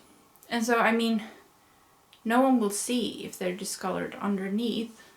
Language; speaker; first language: English; non-native, fluent; Swedish